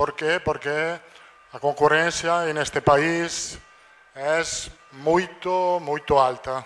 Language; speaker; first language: Portuguese; non-native, fluent; Italian